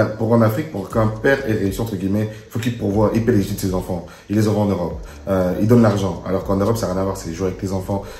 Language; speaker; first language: French; early bilingual, other home language; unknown